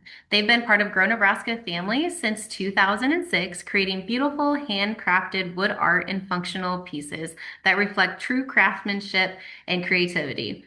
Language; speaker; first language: English; native; English